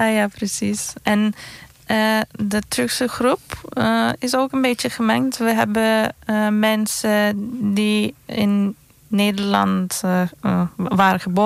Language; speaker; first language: Dutch; non-native, fluent; Turkish